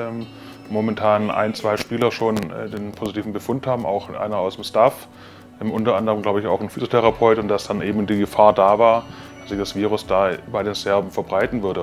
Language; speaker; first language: German; native; German